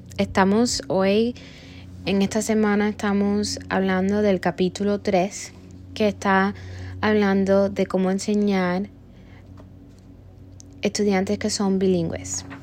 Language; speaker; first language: Spanish; early bilingual, heritage; Spanish